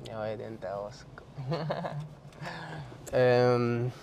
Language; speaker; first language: Arabic; native; Arabic